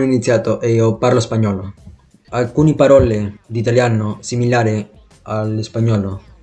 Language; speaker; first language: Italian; non-native, learner; Spanish